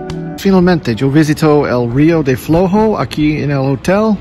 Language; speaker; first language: Spanish; non-native, learner; English